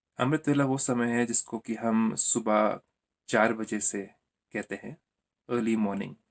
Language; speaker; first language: Hindi; native; Hindi